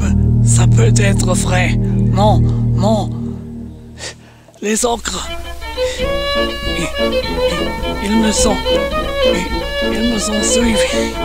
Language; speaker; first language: French; non-native, learner; English